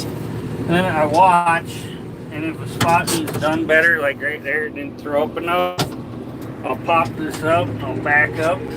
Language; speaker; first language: English; native; English